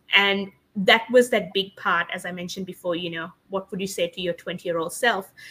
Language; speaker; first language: English; non-native, local second language; Sinhala